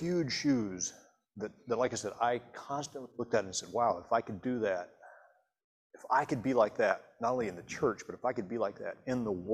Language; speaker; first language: English; native; English